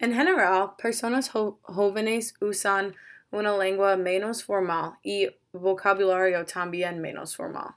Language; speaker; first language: Spanish; non-native, learner; English